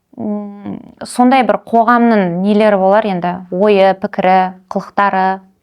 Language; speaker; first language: Kazakh; non-native, local second language; Russian